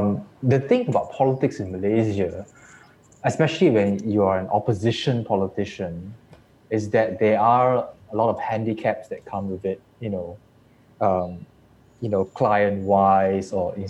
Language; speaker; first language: English; non-native, local second language; Chinese